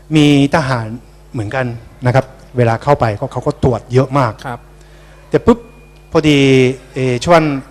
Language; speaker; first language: Thai; non-native, fluent; Japanese